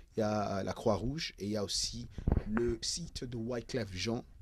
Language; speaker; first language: French; non-native, local second language; Haitian Creole